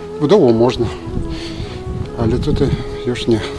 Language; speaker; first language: Polish; non-native, fluent; Turkish